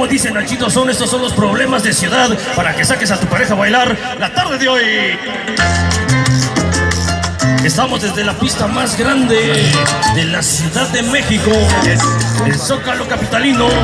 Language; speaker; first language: Spanish; native; Spanish